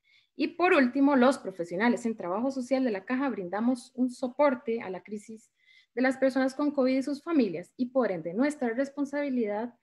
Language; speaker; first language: Spanish; native; Spanish